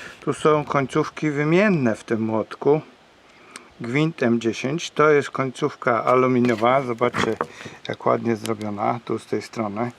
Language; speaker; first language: Polish; native; Polish